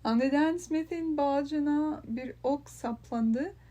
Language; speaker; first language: Turkish; non-native, learner; English